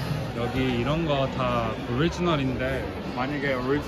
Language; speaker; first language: Korean; non-native, fluent; English